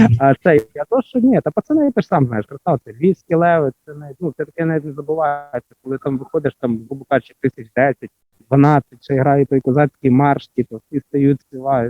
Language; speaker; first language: Ukrainian; native; Ukrainian